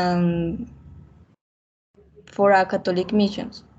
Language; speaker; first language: English; non-native, learner; Spanish